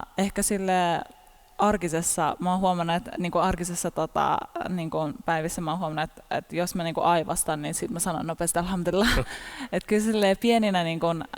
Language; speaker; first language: Finnish; early bilingual, other home language; Persian